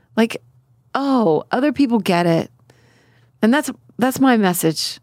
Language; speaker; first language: English; native; English